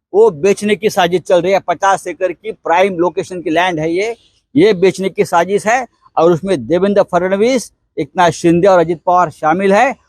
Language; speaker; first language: Hindi; non-native, local second language; Marathi